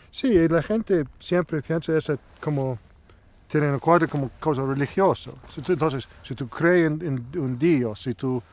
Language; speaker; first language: Spanish; non-native, fluent; English